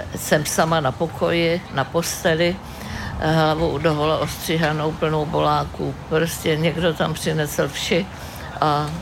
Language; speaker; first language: Czech; native; Czech